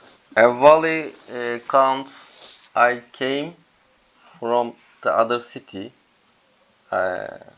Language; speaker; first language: English; non-native, learner; Turkish